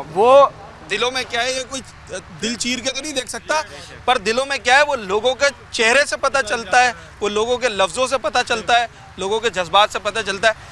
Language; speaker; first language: Urdu; native; Urdu